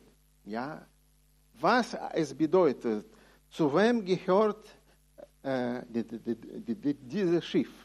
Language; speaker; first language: German; non-native, fluent; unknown